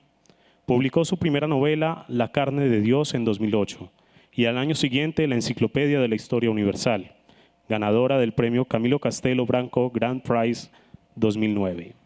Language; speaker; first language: Spanish; native; Spanish